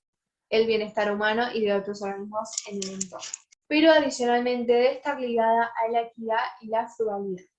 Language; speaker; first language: Spanish; native; Spanish